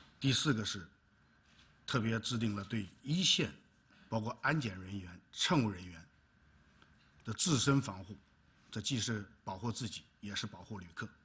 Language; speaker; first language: Chinese; native; Chinese